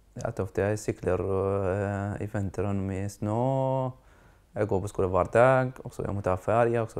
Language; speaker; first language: Norwegian; non-native, learner; Arabic